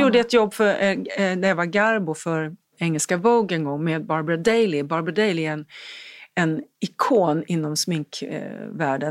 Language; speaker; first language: Swedish; native; Swedish